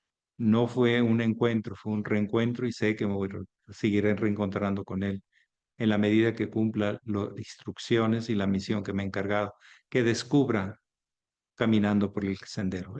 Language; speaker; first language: Spanish; native; Spanish